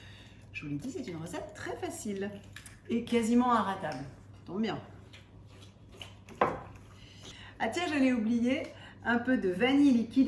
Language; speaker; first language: French; native; French